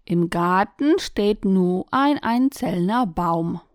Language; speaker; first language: German; non-native, fluent; Polish